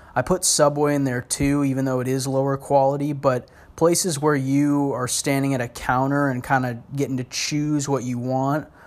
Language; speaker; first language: English; native; English